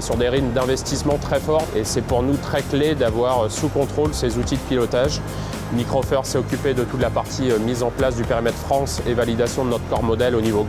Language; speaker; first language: French; native; French